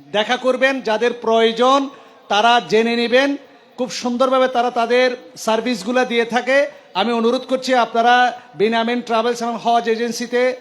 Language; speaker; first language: Bangla; native; Bangla